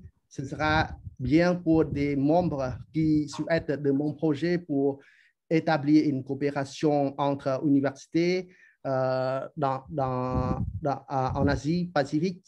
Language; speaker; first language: French; non-native, fluent; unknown